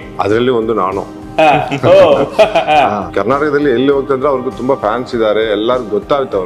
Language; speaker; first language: Kannada; non-native, learner; Tamil